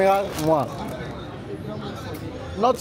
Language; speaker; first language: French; non-native, learner; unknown